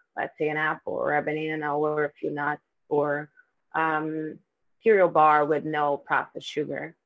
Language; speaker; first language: English; non-native, fluent; Portuguese